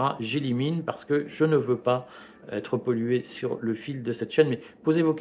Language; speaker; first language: French; native; French